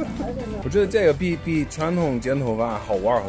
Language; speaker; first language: Chinese; non-native, fluent; English